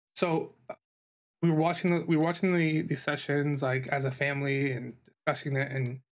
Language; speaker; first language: English; native; English